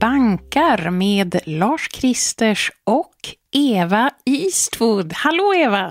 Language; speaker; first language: Swedish; native; Swedish